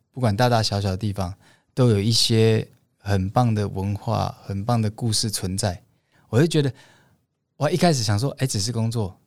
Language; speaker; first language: Chinese; native; Chinese